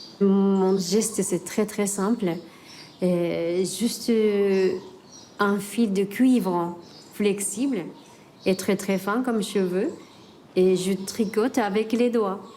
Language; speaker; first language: French; non-native, learner; Japanese